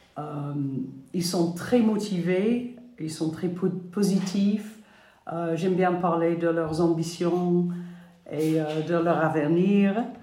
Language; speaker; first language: French; non-native, fluent; English